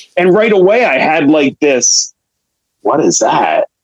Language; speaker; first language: English; native; English